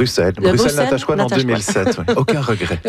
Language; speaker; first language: French; native; French